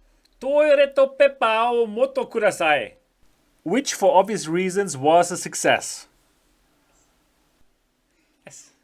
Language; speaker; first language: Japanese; non-native, learner; German